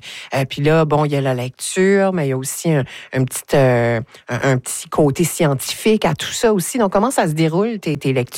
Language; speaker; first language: French; native; French